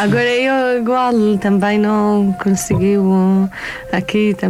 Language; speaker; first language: Portuguese; non-native, learner; Arabic